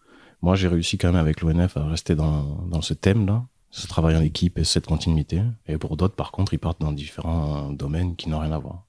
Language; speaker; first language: French; native; French